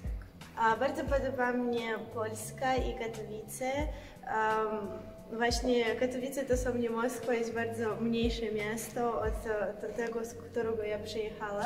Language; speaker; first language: Polish; non-native, learner; Russian